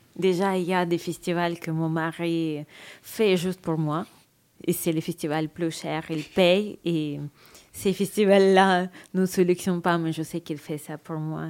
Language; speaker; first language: French; non-native, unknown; Russian